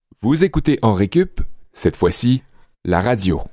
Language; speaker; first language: French; native; French